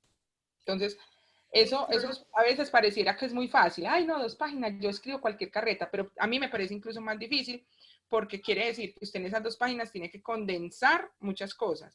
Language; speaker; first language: Spanish; native; Spanish